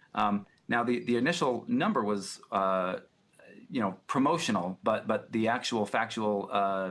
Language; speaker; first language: English; native; English